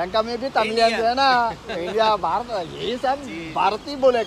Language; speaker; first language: Hindi; non-native, local second language; Telugu